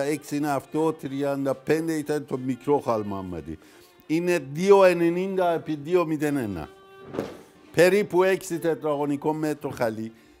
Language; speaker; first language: Greek; non-native, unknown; Persian